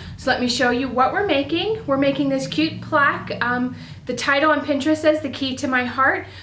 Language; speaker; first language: English; native; English